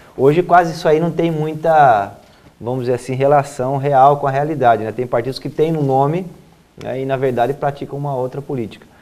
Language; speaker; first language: Portuguese; native; Portuguese